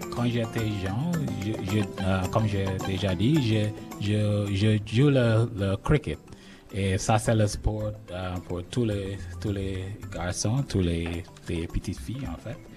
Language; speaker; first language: French; non-native, learner; English